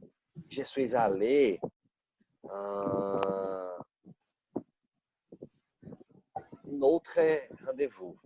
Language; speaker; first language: French; non-native, learner; Portuguese